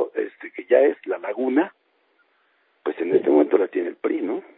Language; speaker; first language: Spanish; native; Spanish